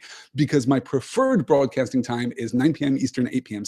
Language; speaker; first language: English; native; English